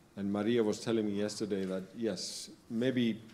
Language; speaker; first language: English; non-native, fluent; Icelandic